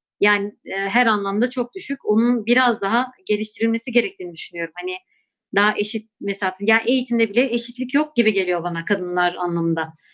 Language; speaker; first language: Turkish; non-native, local second language; Kurdish